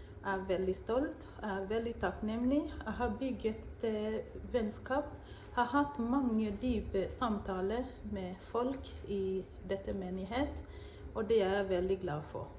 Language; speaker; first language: Norwegian; non-native, fluent; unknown